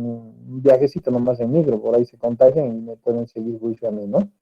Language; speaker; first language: Spanish; native; Spanish